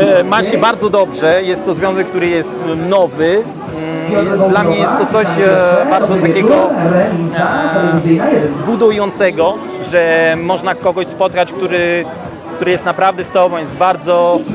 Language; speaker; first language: Polish; early bilingual, heritage; Polish